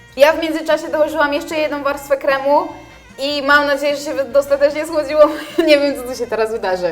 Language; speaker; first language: Polish; native; Polish